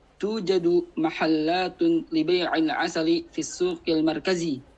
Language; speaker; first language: Arabic; non-native, learner; Indonesian